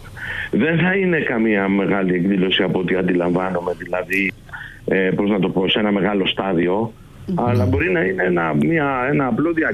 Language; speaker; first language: Greek; native; Greek